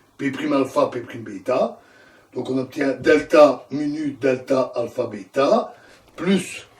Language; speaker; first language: French; native; French